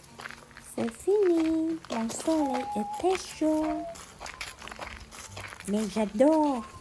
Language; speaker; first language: French; non-native, learner; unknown